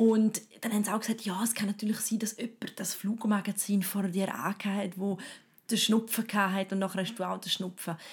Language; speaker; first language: German; native; German